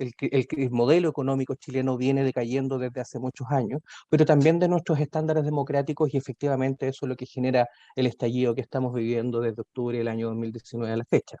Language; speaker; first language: Spanish; native; Spanish